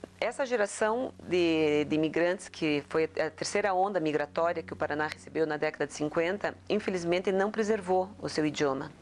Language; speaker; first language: Portuguese; early bilingual, other home language; Spanish